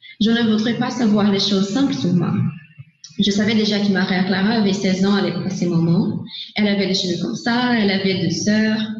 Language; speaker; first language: French; non-native, learner; Portuguese